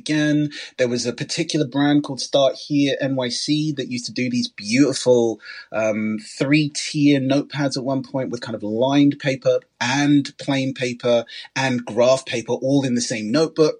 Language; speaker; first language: English; native; English